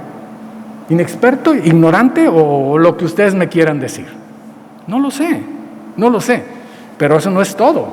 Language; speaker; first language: Spanish; native; Spanish